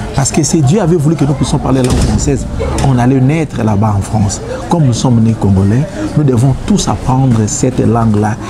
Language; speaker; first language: French; non-native, local second language; Lingala